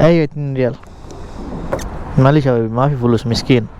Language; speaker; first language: Arabic; non-native, learner; Bangla